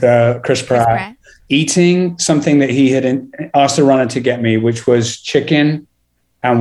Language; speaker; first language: English; native; English